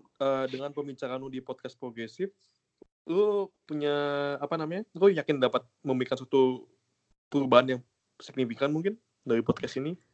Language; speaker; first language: Indonesian; native; Indonesian